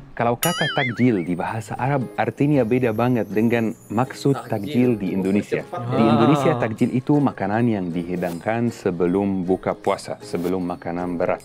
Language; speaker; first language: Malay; non-native, fluent; Arabic